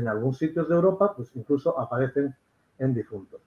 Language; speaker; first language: Spanish; non-native, local second language; Galician